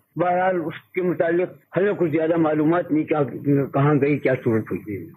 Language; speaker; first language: Urdu; native; Urdu